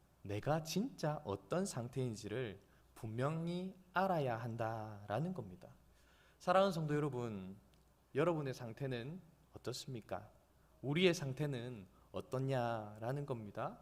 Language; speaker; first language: Korean; native; Korean